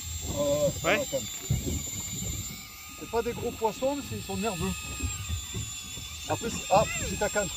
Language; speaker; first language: French; native; French